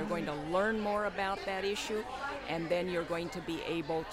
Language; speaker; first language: English; non-native, fluent; Spanish